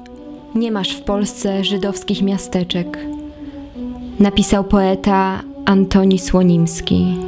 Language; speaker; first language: Polish; native; Polish